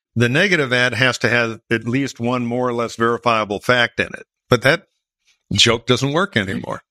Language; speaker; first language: English; native; English